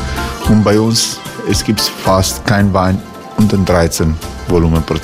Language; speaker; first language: German; non-native, fluent; Croatian